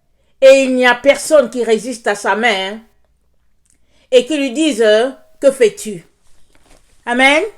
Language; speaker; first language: French; native; French